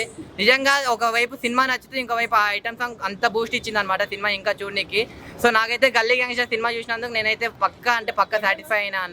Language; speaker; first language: Telugu; native; Telugu